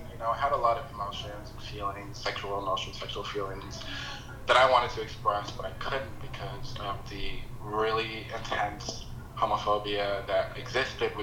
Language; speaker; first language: English; non-native, local second language; Yoruba